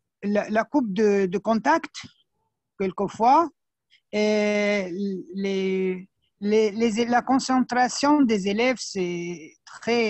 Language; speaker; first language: French; non-native, fluent; Arabic